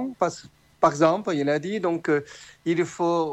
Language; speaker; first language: French; non-native, fluent; Chinese